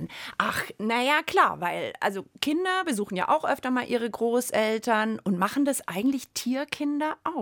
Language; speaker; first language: German; native; German